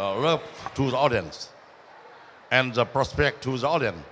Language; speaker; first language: English; non-native, learner; Vietnamese